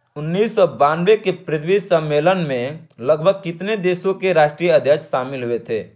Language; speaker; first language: Hindi; native; Hindi